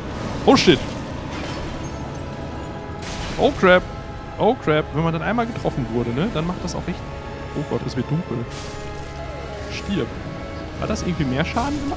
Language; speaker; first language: German; native; German